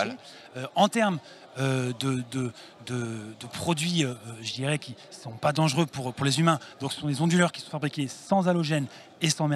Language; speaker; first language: French; native; French